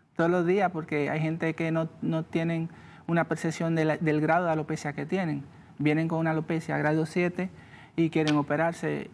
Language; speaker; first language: Spanish; native; Spanish